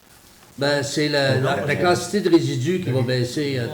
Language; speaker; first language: French; native; French